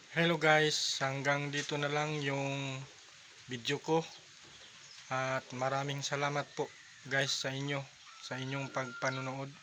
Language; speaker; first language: Filipino; non-native, local second language; Cebuano